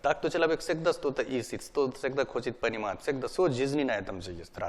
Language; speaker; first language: Russian; non-native, learner; Hindi